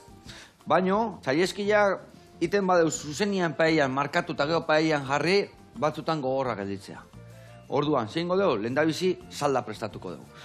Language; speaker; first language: Basque; native; Basque